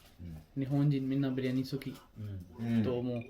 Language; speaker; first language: Japanese; non-native, learner; Urdu